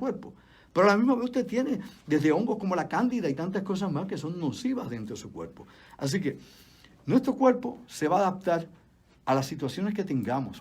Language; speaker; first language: Spanish; native; Spanish